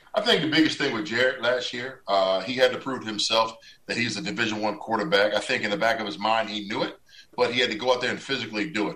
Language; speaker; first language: English; native; English